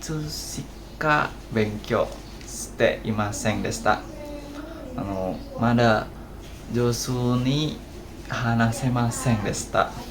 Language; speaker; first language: Japanese; non-native, learner; Indonesian